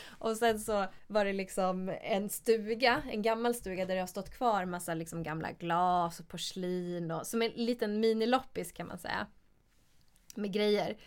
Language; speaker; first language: Swedish; native; Swedish